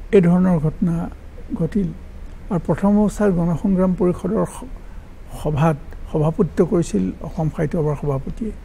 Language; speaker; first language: Assamese; native; Assamese